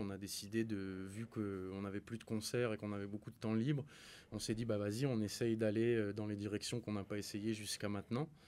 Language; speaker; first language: French; native; French